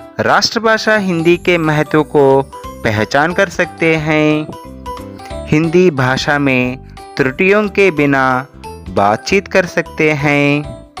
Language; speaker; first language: Hindi; non-native, local second language; Telugu